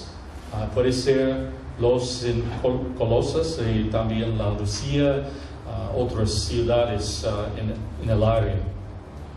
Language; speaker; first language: Spanish; non-native, fluent; English